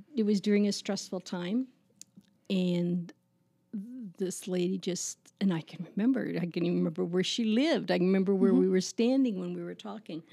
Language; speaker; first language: English; native; English